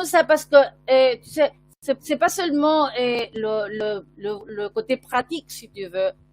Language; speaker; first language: French; non-native, fluent; Spanish